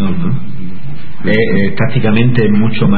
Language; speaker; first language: Spanish; native; Spanish